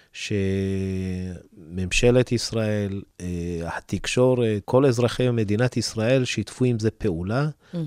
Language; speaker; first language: Hebrew; early bilingual, other home language; Amharic